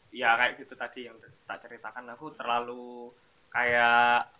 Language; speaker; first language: Indonesian; native; Indonesian